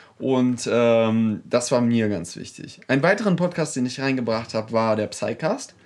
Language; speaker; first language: German; early bilingual, other home language; Russian